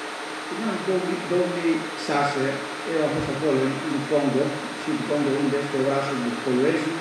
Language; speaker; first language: Romanian; non-native, learner; Greek